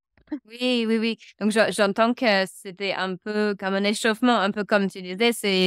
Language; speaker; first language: French; non-native, fluent; English